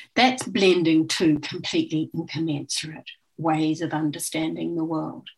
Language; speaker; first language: English; native; English